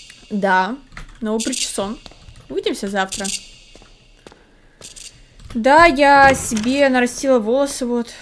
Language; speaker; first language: Russian; native; Russian